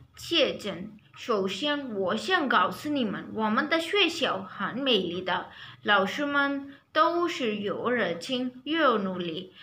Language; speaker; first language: Chinese; non-native, learner; Urdu